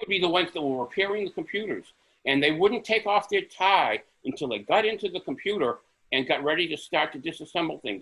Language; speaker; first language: English; native; English